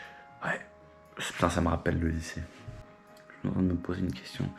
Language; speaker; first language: French; native; French